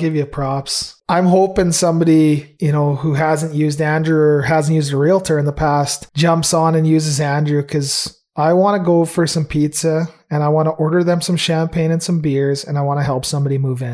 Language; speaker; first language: English; native; English